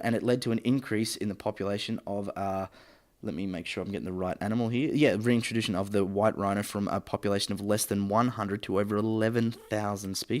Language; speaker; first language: English; native; English